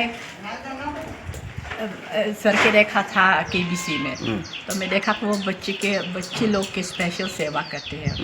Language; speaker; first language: Hindi; early bilingual, heritage; Hindi